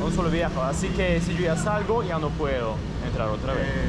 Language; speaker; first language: Spanish; non-native, fluent; Russian